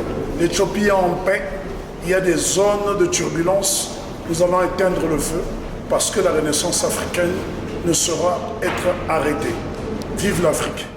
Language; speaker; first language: French; non-native, local second language; Kongo